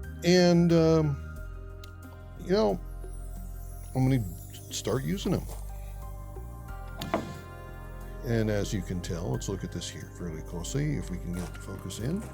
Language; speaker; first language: English; native; English